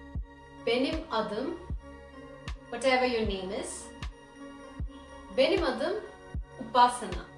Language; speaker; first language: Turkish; non-native, fluent; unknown